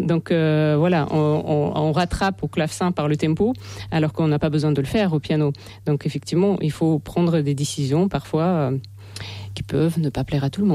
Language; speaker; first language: French; non-native, fluent; Russian